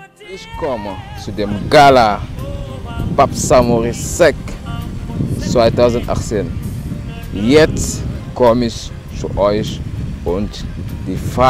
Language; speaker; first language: German; non-native, local second language; Wolof